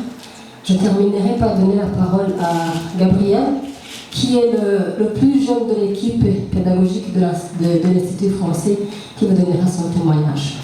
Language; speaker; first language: French; non-native, local second language; Rundi